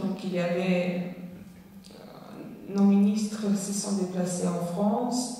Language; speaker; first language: French; non-native, fluent; Slovenian